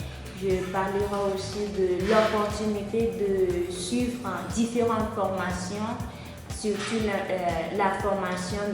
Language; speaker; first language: French; non-native, fluent; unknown